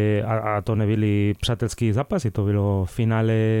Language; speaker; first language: Czech; non-native, fluent; Spanish